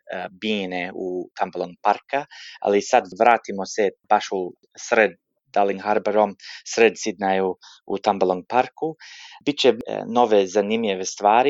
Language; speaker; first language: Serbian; early bilingual, heritage; Serbian